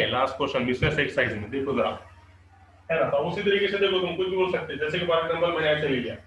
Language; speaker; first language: Hindi; non-native, local second language; Marathi